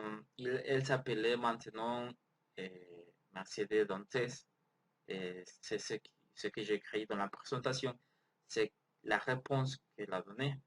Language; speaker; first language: French; non-native, learner; Spanish